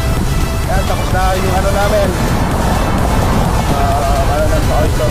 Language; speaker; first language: Filipino; native; Filipino